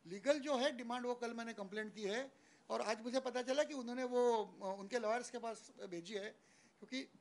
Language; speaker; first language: Hindi; non-native, local second language; Marathi